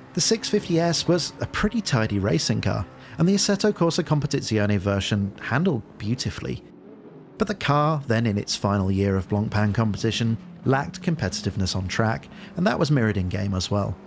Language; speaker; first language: English; native; English